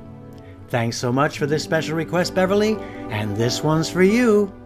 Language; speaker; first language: English; native; English